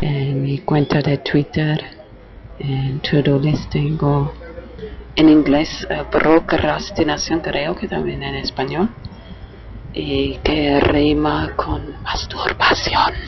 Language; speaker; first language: Spanish; non-native, fluent; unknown